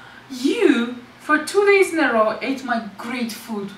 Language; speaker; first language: English; non-native, fluent; Turkish